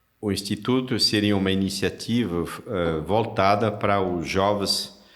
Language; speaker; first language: Portuguese; non-native, fluent; French